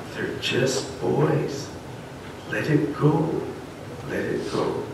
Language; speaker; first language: English; native; English